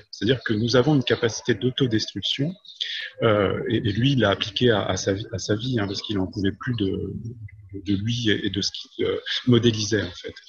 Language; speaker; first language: French; native; French